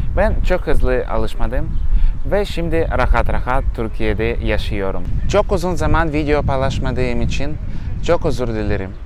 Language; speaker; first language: Turkish; non-native, learner; Russian